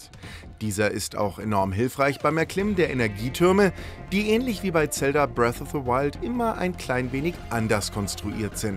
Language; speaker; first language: German; native; German